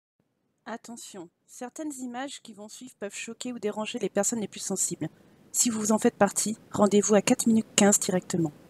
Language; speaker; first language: French; native; French